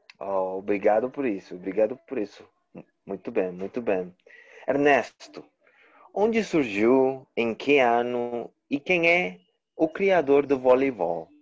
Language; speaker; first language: Portuguese; non-native, learner; Spanish